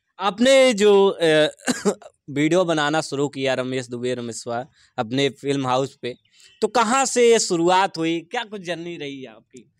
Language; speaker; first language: Hindi; native; Hindi